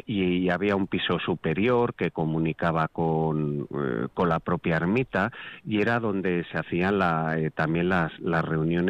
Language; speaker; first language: Spanish; native; Spanish